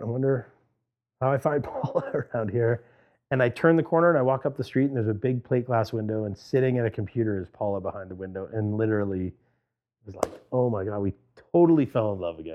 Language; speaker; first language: English; native; English